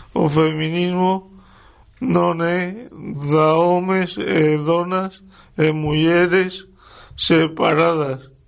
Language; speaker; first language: Galician; non-native, local second language; Spanish